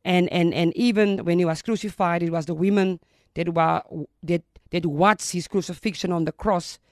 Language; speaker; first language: English; non-native, local second language; Afrikaans